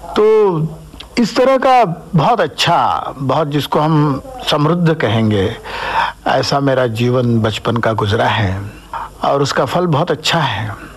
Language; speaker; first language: Hindi; non-native, local second language; Marathi